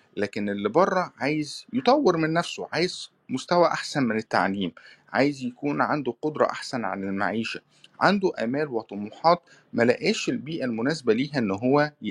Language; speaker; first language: Arabic; native; Arabic